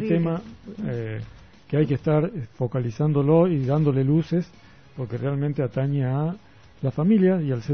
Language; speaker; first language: Spanish; native; Spanish